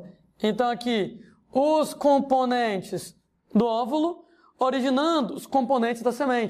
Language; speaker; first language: Portuguese; native; Portuguese